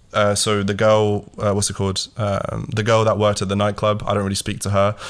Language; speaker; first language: English; early bilingual, other home language; Latvian